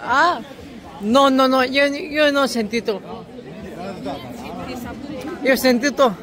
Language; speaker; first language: Italian; non-native, learner; Hindi